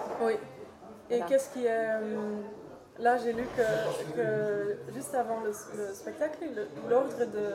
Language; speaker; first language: French; non-native, learner; Dutch